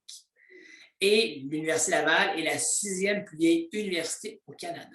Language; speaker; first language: French; native; French